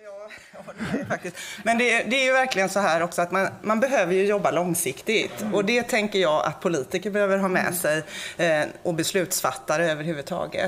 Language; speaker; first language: Swedish; native; Swedish